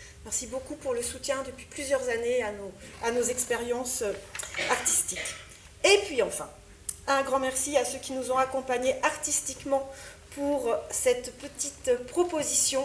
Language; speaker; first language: French; native; French